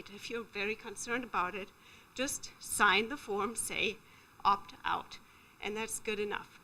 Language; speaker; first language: English; non-native, fluent; German